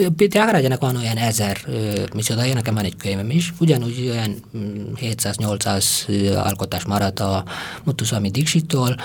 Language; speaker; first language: Hungarian; non-native, fluent; Tamil